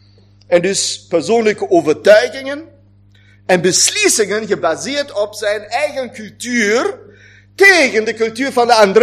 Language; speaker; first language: Dutch; non-native, fluent; German